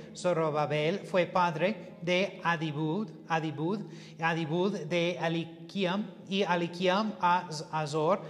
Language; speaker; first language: Spanish; non-native, fluent; English